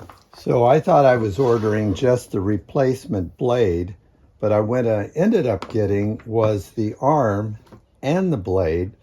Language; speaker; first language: English; native; English